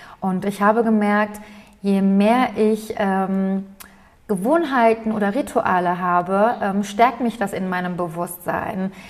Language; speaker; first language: German; early bilingual, other home language; Turkish